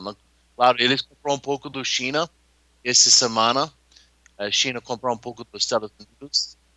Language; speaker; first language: Portuguese; non-native, learner; English